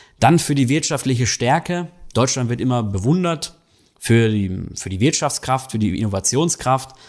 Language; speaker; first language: German; native; German